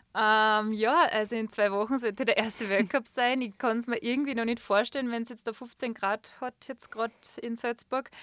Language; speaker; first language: German; native; German